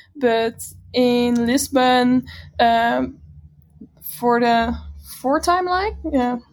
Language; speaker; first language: English; non-native, fluent; Dutch